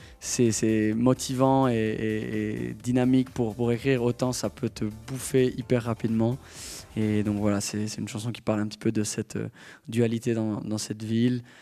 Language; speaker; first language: French; native; French